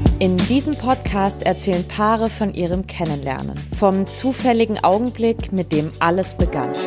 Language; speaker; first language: German; native; German